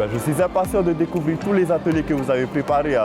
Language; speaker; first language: French; native; French